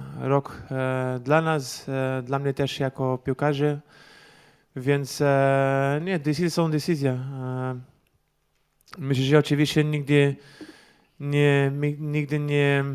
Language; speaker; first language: Polish; non-native, learner; Portuguese